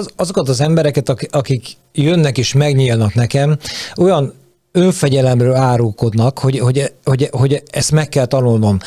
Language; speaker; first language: Hungarian; native; Hungarian